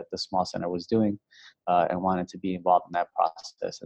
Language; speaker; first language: English; native; English